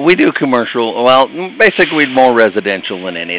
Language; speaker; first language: English; native; English